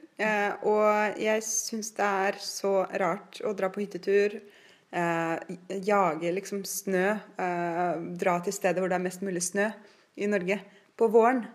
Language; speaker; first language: Norwegian; non-native, fluent; Russian